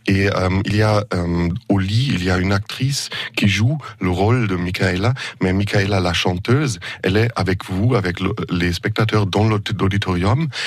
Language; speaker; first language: French; non-native, fluent; German